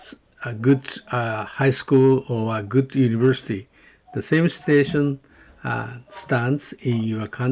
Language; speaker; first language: English; non-native, learner; Japanese